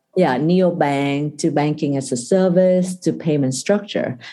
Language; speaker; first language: English; non-native, fluent; Vietnamese